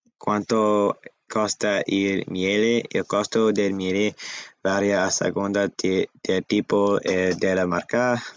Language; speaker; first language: Italian; non-native, learner; English